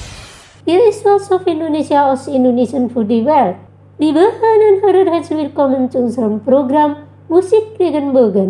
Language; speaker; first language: German; non-native, fluent; Indonesian